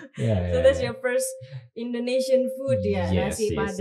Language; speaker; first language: English; non-native, fluent; Indonesian